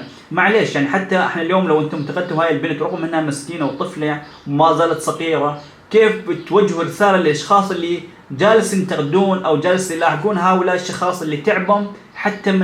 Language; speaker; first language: Arabic; native; Arabic